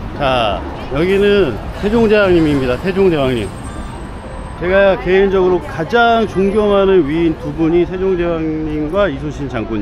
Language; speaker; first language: Korean; native; Korean